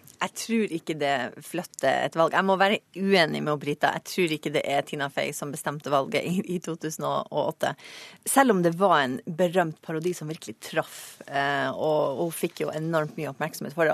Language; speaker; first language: Norwegian; native; Norwegian